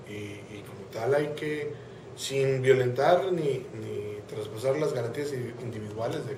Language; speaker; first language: Spanish; native; Spanish